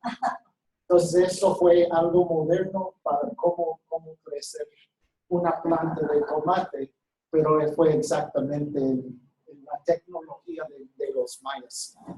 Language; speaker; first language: Spanish; non-native, fluent; English